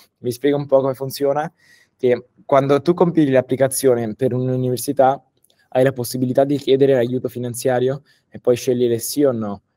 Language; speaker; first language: Italian; early bilingual, heritage; Italian